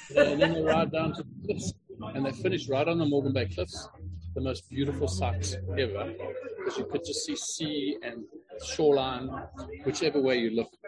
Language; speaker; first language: English; native; English